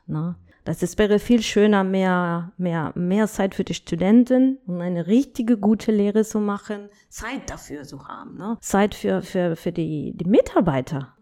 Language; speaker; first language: German; non-native, fluent; Spanish